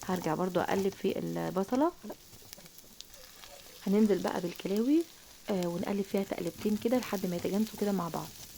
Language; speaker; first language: Arabic; native; Arabic